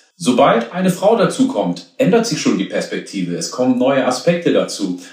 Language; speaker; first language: German; early bilingual, other home language; Oromo